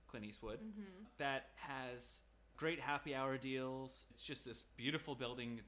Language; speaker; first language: English; native; English